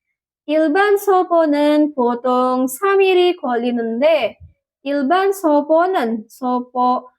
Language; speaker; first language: Korean; non-native, fluent; Indonesian